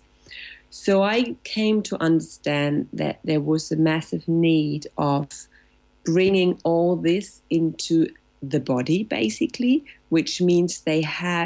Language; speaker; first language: English; non-native, fluent; German